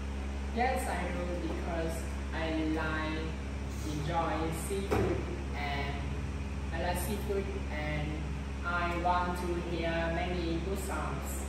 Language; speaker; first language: English; non-native, learner; Vietnamese